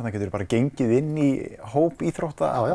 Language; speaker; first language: Icelandic; native; Icelandic